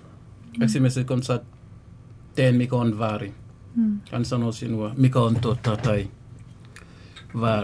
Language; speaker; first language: Finnish; non-native, learner; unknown